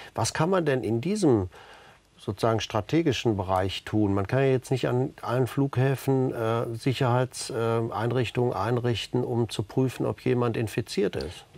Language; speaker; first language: German; native; German